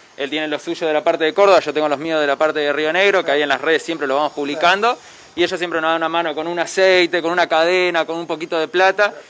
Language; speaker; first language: Spanish; native; Spanish